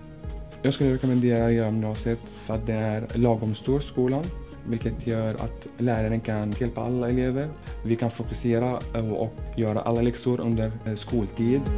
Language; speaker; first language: Swedish; non-native, local second language; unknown